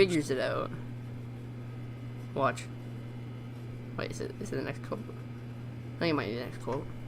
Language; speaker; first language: English; native; English